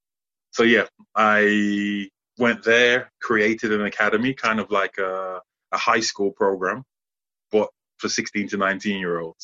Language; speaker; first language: English; native; English